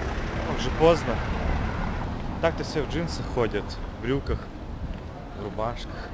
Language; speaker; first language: Russian; native; Russian